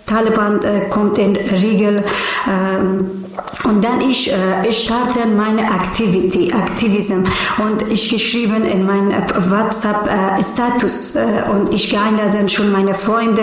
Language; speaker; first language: German; non-native, learner; Persian